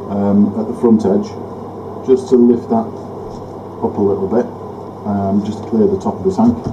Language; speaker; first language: English; native; English